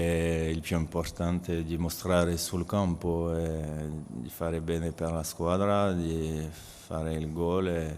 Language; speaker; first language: Italian; non-native, learner; French